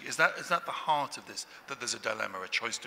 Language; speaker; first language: English; native; English